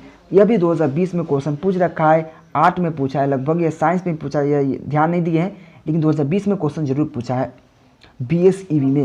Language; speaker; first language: Hindi; native; Hindi